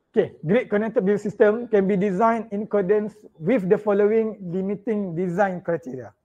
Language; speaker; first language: English; non-native, local second language; Malay